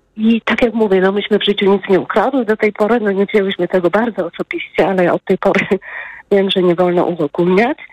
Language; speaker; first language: Polish; native; Polish